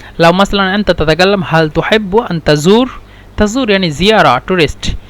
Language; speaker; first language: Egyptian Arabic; non-native, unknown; Bangla